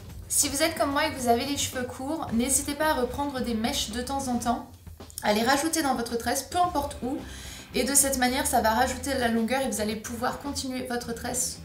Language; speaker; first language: French; native; French